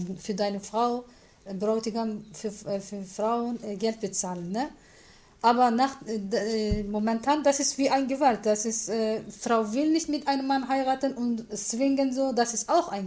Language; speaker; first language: German; non-native, learner; Kurdish